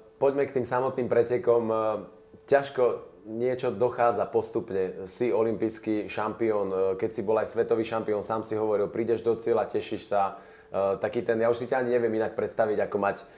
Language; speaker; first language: Slovak; native; Slovak